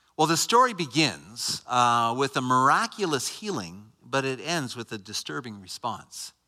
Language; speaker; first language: English; native; English